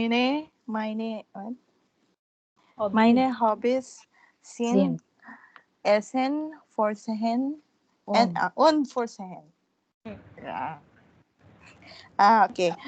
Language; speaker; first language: German; non-native, learner; Filipino